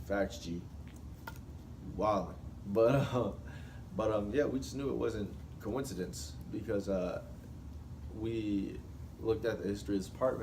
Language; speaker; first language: English; native; English